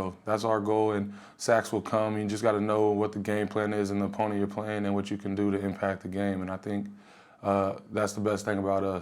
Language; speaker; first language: English; native; English